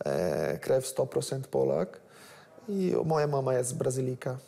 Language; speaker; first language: Polish; non-native, learner; Portuguese